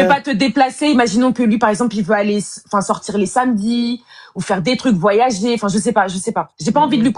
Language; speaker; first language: French; native; French